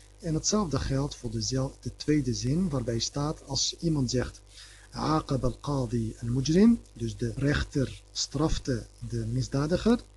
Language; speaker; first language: Dutch; non-native, fluent; Arabic